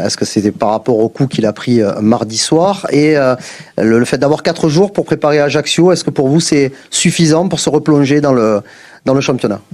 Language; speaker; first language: French; native; French